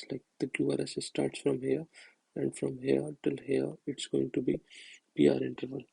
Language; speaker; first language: English; non-native, local second language; Hindi